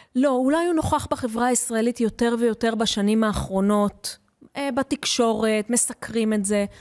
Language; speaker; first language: Hebrew; early bilingual, heritage; Hebrew